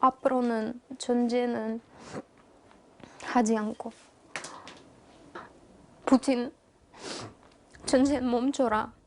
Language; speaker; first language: Korean; non-native, learner; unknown